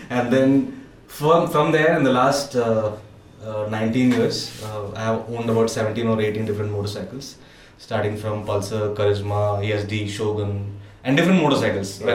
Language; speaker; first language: English; non-native, local second language; Konkani